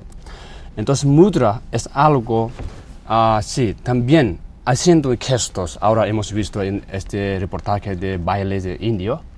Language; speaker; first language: Spanish; non-native, learner; Tibetan